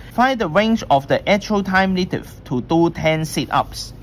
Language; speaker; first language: English; non-native, local second language; Chinese